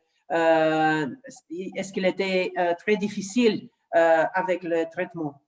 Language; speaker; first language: French; non-native, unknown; Romanian